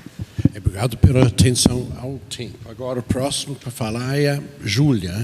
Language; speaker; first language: Portuguese; non-native, fluent; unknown